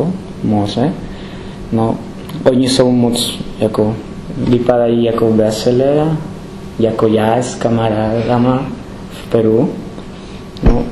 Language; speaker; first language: Czech; non-native, learner; Spanish